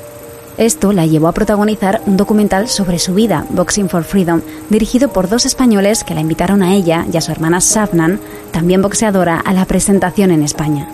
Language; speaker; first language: Spanish; native; Spanish